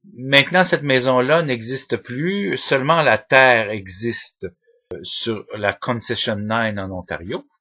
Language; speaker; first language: French; native; French